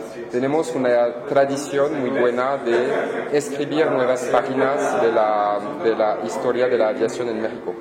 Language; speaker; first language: Spanish; non-native, fluent; French